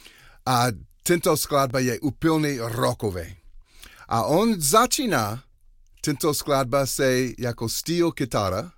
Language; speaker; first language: Czech; non-native, learner; English